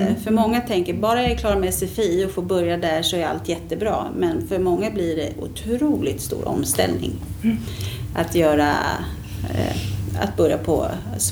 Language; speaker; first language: Swedish; native; Swedish